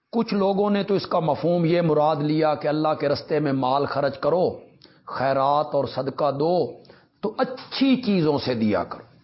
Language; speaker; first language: Urdu; non-native, local second language; Punjabi